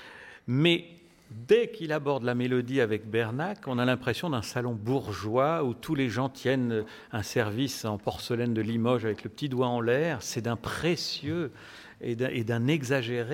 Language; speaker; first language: French; native; French